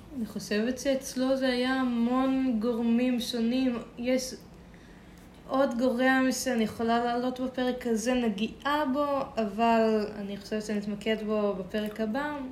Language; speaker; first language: Hebrew; native; Hebrew